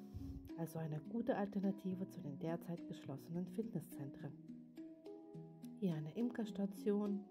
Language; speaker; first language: German; native; German